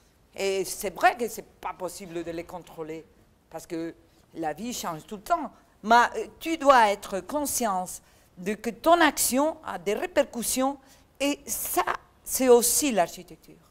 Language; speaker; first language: French; non-native, learner; Catalan